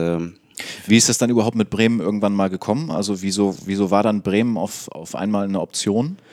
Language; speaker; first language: German; native; German